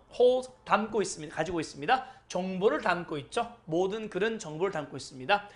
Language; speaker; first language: Korean; native; Korean